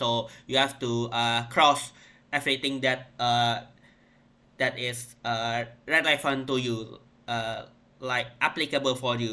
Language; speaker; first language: English; non-native, fluent; Indonesian